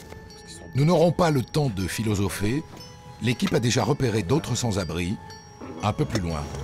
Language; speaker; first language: French; native; French